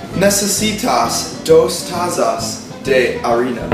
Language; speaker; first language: Spanish; non-native, learner; English